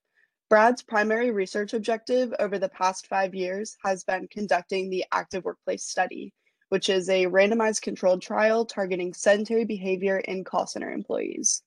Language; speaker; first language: English; native; English